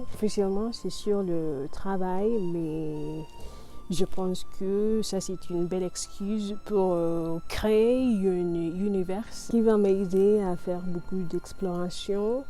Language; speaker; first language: French; non-native, learner; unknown